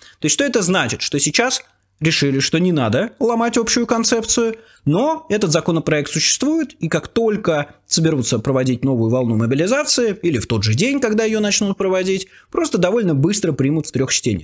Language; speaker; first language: Russian; native; Russian